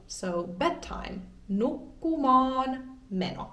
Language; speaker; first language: Finnish; native; Finnish